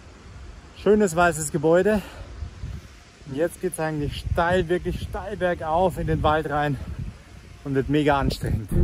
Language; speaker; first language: German; native; German